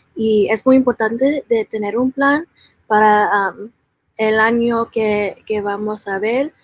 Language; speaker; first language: Spanish; early bilingual, heritage; Spanish